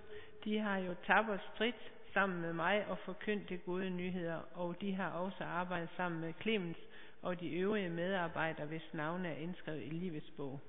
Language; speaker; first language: Danish; native; Danish